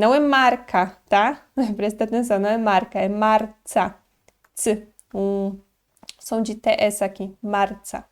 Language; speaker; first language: Portuguese; non-native, fluent; Polish